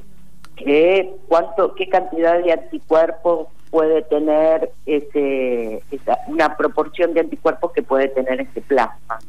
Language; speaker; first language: Spanish; native; Spanish